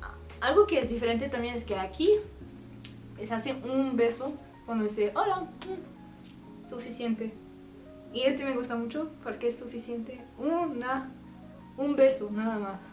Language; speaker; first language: Spanish; non-native, learner; French